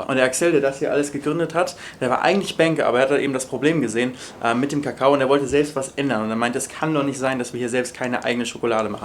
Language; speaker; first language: German; native; German